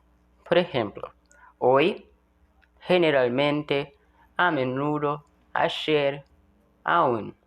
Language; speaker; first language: Spanish; non-native, learner; Portuguese